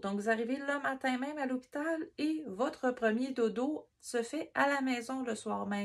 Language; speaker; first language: French; native; French